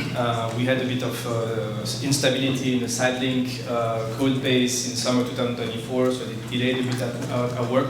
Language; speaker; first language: English; non-native, fluent; French